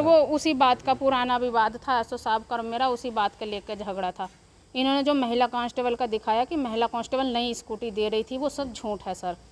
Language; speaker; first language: Hindi; native; Hindi